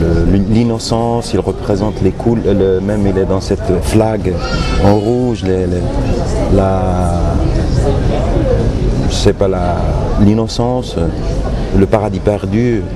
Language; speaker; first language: French; non-native, local second language; Arabic